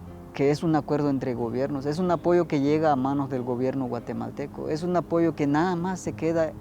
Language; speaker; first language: Spanish; native; Spanish